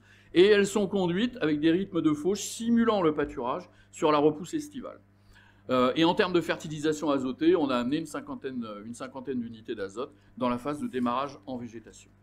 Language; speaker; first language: French; native; French